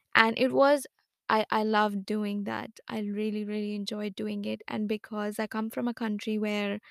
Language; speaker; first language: English; non-native, local second language; Hindi